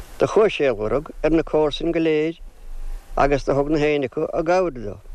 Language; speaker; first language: Irish; native; Irish